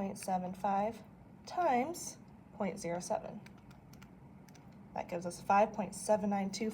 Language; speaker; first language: English; native; English